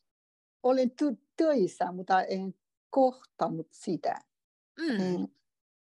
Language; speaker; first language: Finnish; non-native, learner; Chinese